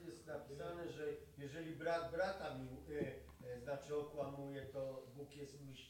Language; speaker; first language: Polish; non-native, fluent; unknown